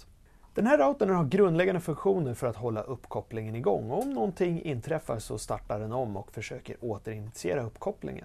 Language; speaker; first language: Swedish; native; Swedish